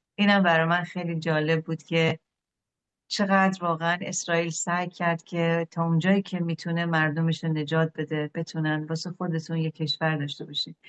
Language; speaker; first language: Persian; native; Persian